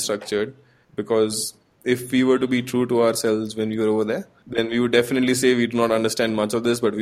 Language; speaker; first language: English; non-native, local second language; Gujarati